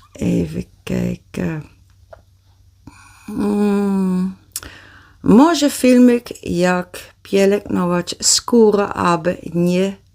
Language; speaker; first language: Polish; non-native, learner; Dutch